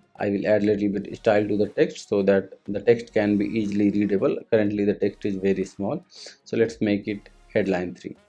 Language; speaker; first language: English; non-native, local second language; Hindi